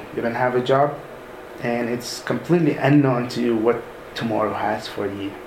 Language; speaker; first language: English; non-native, fluent; Arabic